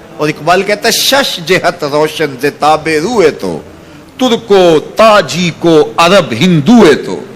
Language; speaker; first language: Urdu; non-native, local second language; Punjabi